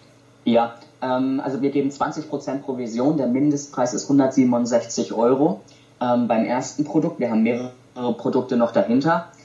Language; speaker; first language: German; native; German